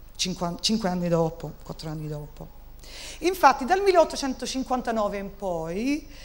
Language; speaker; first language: Italian; non-native, fluent; English